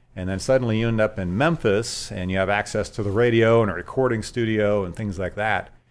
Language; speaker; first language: English; native; English